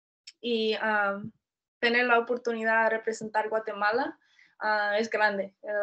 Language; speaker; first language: Spanish; early bilingual, heritage; Spanish